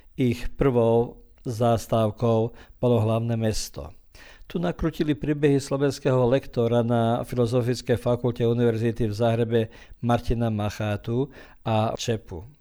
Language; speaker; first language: Slovak; early bilingual, heritage; Slovak